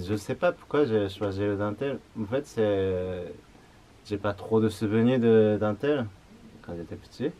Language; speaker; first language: French; non-native, learner; Japanese